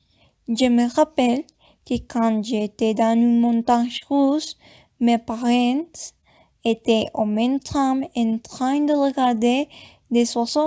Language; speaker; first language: French; non-native, learner; Spanish